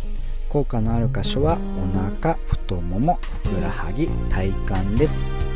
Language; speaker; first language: Japanese; native; Japanese